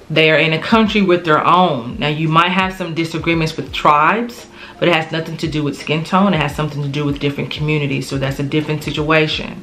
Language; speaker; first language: English; native; English